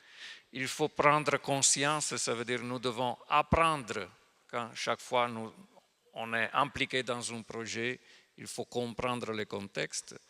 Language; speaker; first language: French; non-native, fluent; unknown